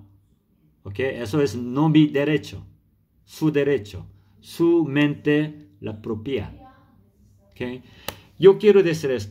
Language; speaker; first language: Spanish; non-native, learner; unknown